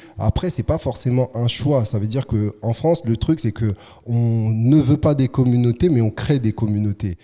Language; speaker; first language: French; early bilingual, other home language; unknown